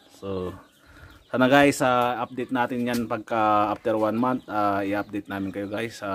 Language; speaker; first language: Filipino; non-native, local second language; Iloko